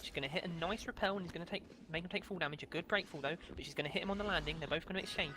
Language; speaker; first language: English; native; English